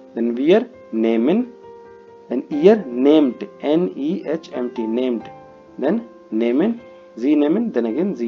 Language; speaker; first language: German; non-native, fluent; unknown